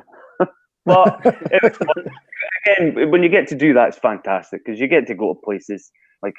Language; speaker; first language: English; native; English